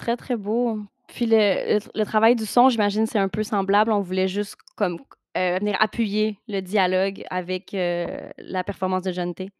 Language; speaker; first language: French; native; French